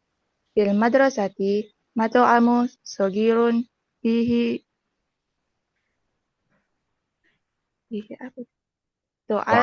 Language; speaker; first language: Arabic; non-native, learner; Indonesian